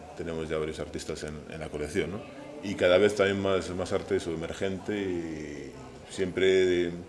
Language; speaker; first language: Spanish; native; Spanish